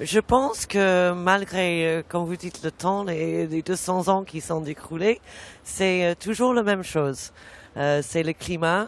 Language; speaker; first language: French; non-native, fluent; English